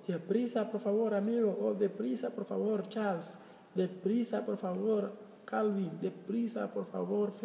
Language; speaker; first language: Spanish; non-native, learner; Swahili